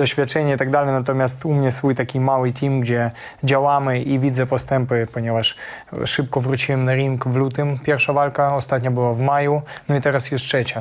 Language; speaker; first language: Polish; non-native, fluent; Ukrainian